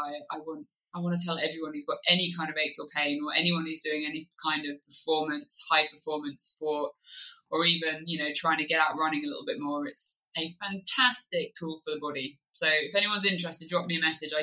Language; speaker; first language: English; native; English